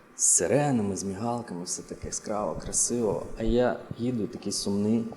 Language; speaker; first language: Ukrainian; native; Ukrainian